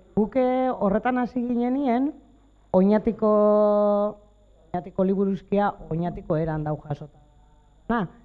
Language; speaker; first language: Basque; native; Basque